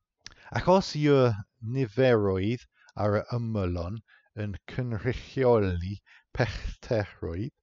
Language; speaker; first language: Welsh; non-native, fluent; English